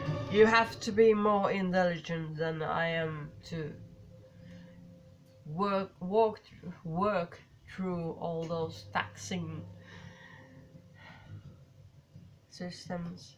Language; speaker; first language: English; non-native, learner; Finnish